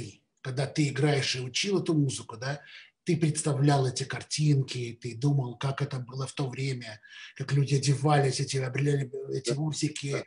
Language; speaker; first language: Russian; native; Russian